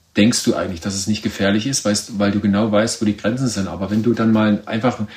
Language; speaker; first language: German; native; German